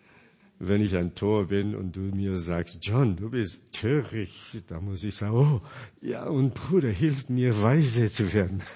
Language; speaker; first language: German; non-native, fluent; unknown